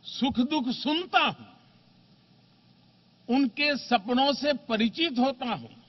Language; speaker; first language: Hindi; non-native, local second language; Gujarati